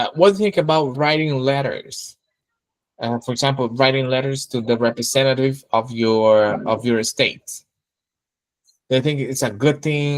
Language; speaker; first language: English; non-native, fluent; Spanish